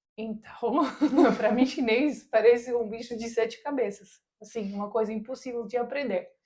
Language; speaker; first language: Portuguese; non-native, fluent; Russian